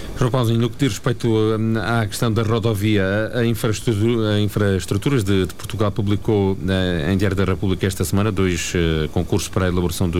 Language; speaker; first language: Portuguese; native; Portuguese